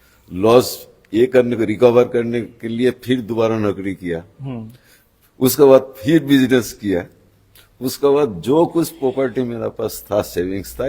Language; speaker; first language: Hindi; non-native, local second language; Bangla